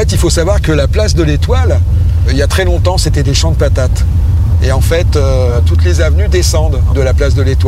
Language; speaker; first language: French; native; French